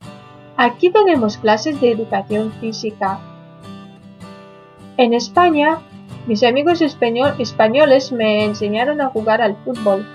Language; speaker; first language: Spanish; non-native, learner; Ukrainian